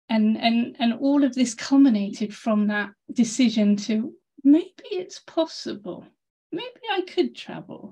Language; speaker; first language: English; native; English